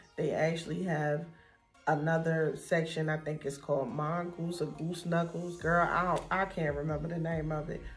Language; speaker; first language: English; native; English